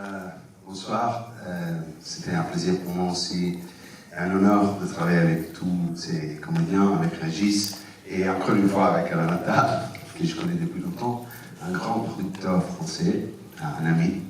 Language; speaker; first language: French; non-native, fluent; Italian